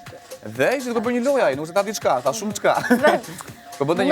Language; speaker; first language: Albanian; native; Albanian